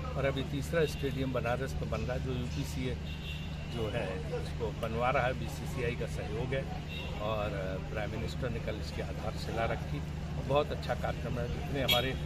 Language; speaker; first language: Hindi; native; Hindi